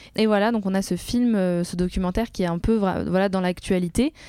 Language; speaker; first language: French; native; French